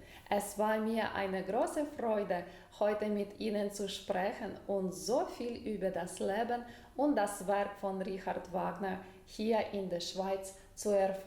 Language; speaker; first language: German; non-native, fluent; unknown